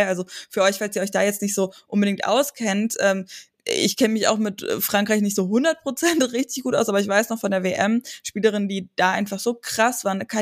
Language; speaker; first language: German; native; German